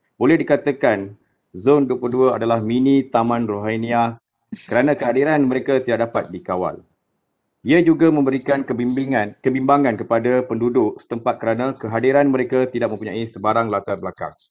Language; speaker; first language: Malay; non-native, local second language; Tamil